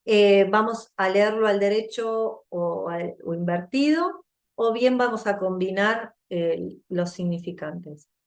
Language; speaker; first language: Spanish; native; Spanish